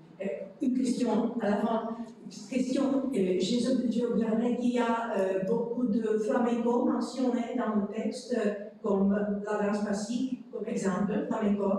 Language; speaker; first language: French; non-native, learner; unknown